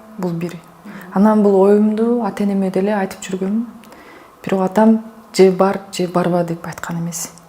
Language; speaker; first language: Kyrgyz; native; Kyrgyz